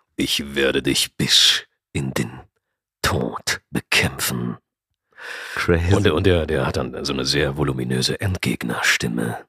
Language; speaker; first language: German; native; German